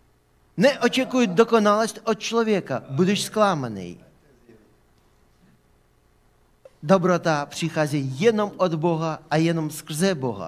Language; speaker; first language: Czech; non-native, fluent; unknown